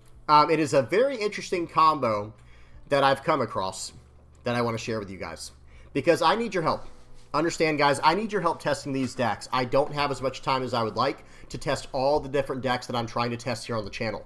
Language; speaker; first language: English; native; English